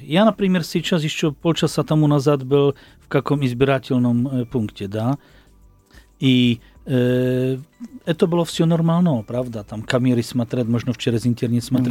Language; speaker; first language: Russian; non-native, learner; Slovak